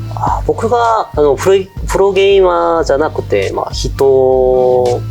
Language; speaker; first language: Japanese; non-native, fluent; Korean